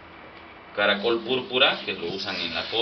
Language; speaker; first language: Spanish; native; Spanish